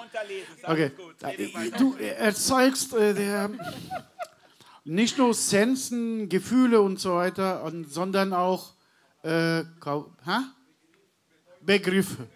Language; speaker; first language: German; non-native, learner; Turkish